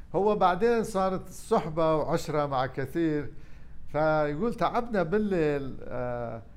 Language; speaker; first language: Arabic; non-native, local second language; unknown